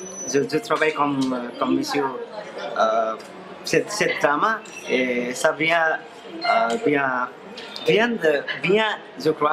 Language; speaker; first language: French; non-native, learner; Nepali